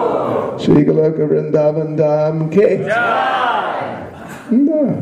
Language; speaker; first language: Russian; non-native, learner; English